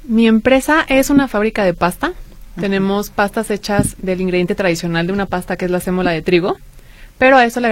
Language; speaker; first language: Spanish; native; Spanish